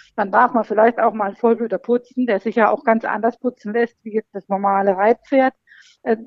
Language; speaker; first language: German; native; German